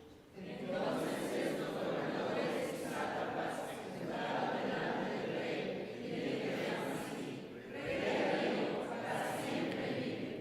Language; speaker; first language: Spanish; non-native, learner; English